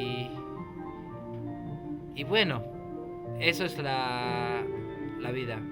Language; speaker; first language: Spanish; non-native, fluent; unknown